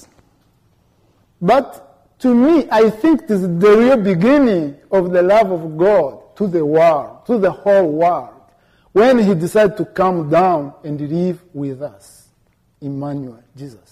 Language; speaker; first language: English; non-native, local second language; Kinyarwanda